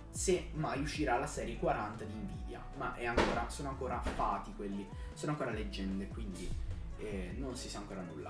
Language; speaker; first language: Italian; native; Italian